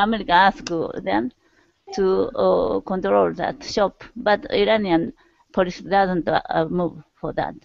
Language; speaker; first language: English; non-native, learner; Japanese